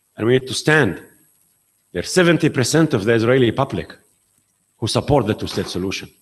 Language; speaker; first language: English; non-native, fluent; Arabic